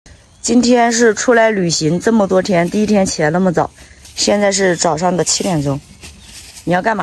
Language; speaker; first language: Chinese; native; Chinese